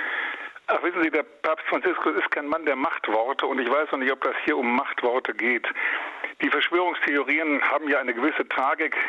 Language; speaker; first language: German; native; German